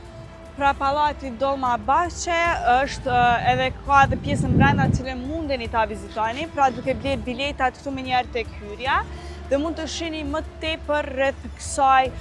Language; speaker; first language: Albanian; native; Albanian